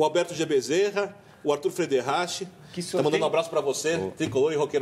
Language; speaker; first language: Portuguese; native; Portuguese